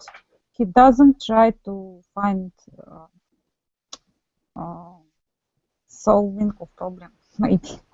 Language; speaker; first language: English; non-native, learner; Russian